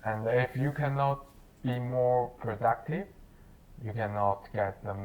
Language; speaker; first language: English; non-native, learner; Chinese